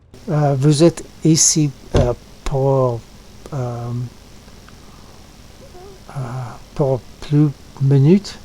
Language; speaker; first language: French; non-native, learner; English